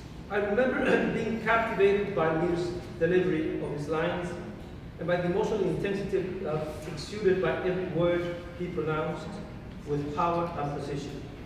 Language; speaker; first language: English; non-native, fluent; Spanish